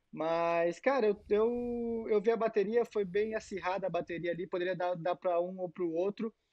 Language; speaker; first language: Portuguese; native; Portuguese